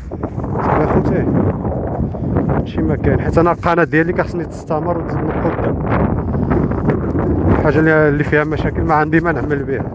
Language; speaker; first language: Arabic; native; Arabic